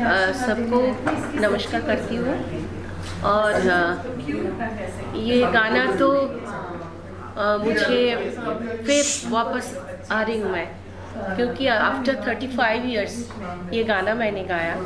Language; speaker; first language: Hindi; non-native, local second language; Bangla